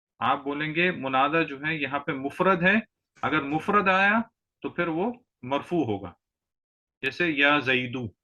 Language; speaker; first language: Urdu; native; Urdu